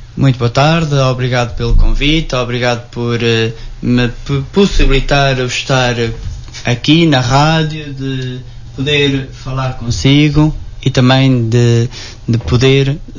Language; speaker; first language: Portuguese; native; Portuguese